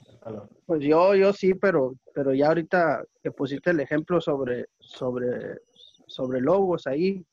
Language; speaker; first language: Spanish; native; Spanish